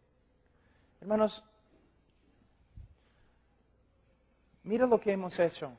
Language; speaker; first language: Spanish; non-native, fluent; English